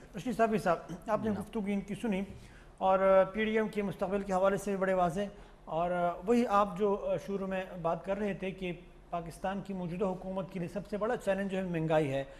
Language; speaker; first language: Urdu; non-native, local second language; Pashto